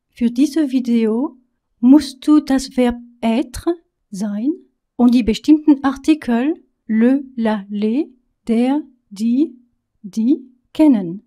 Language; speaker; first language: German; non-native, fluent; French